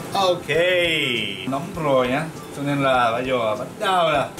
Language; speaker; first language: Vietnamese; non-native, learner; Japanese